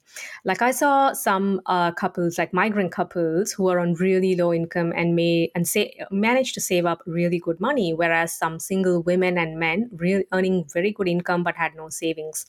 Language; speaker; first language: English; non-native, local second language; Tamil